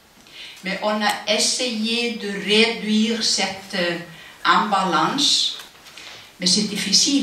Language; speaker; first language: French; non-native, fluent; Icelandic